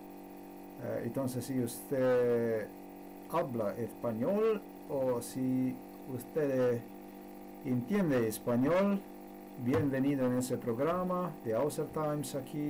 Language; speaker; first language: Spanish; non-native, learner; Slovenian